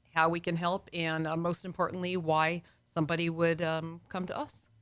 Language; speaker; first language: English; native; English